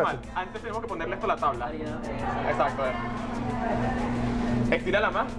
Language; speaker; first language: Spanish; native; Spanish